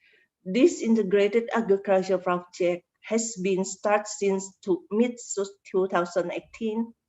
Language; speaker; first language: English; non-native, learner; Indonesian